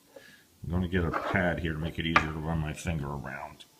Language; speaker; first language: English; native; English